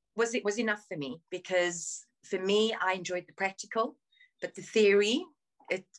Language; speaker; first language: English; native; English